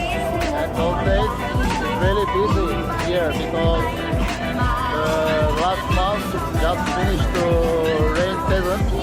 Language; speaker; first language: English; non-native, learner; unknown